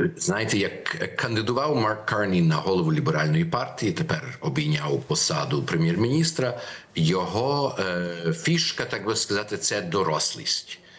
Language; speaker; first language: Ukrainian; early bilingual, heritage; Ukrainian